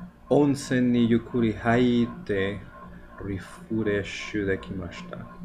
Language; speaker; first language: Japanese; non-native, learner; Spanish